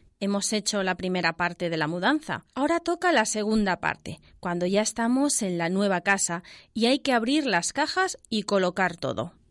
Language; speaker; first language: Spanish; native; Spanish